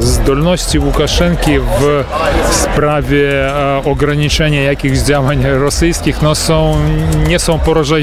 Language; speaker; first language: Polish; early bilingual, heritage; Polish